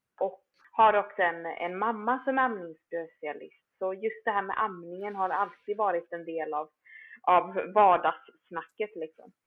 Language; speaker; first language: Swedish; native; Swedish